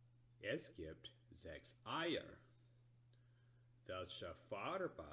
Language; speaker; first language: German; non-native, learner; English